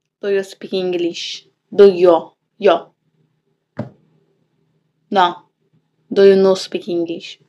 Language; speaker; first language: English; non-native, learner; Turkish